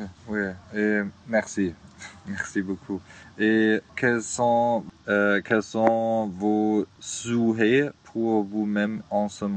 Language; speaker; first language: French; non-native, learner; German